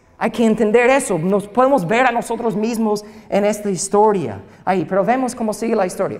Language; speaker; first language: Spanish; non-native, fluent; English